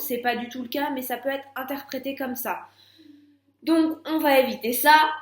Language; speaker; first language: French; native; French